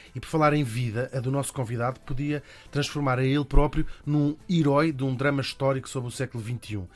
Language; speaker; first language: Portuguese; native; Portuguese